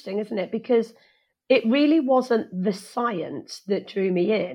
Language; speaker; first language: English; native; English